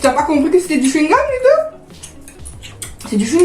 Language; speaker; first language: French; native; French